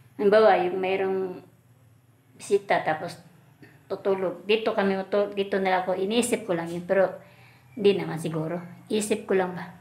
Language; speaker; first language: Filipino; non-native, local second language; Cebuano